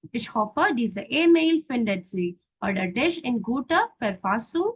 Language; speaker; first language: German; non-native, learner; Malayalam